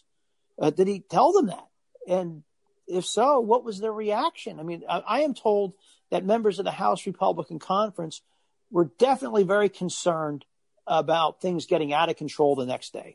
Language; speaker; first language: English; native; English